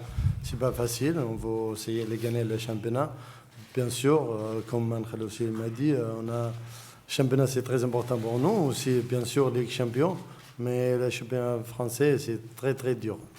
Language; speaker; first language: French; non-native, learner; Arabic